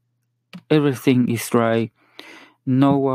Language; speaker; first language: English; non-native, learner; Spanish